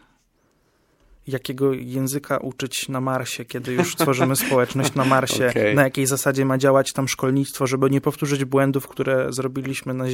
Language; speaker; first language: Polish; native; Polish